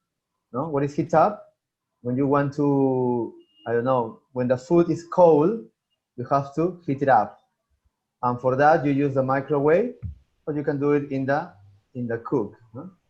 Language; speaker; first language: English; non-native, fluent; Spanish